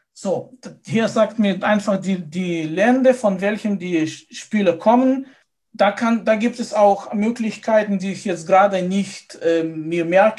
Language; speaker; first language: German; non-native, fluent; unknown